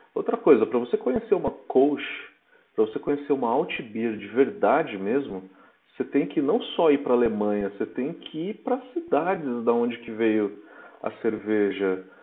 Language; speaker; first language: Portuguese; native; Portuguese